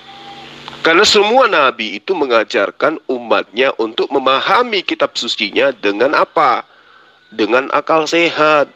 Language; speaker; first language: Indonesian; native; Indonesian